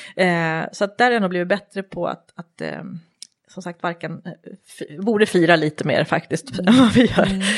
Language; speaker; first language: Swedish; native; Swedish